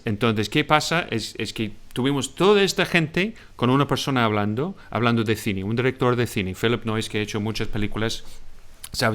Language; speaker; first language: Spanish; non-native, fluent; English